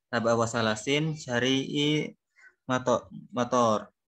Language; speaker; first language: Arabic; non-native, learner; Indonesian